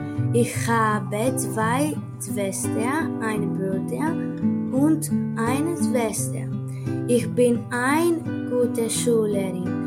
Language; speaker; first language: German; non-native, learner; Greek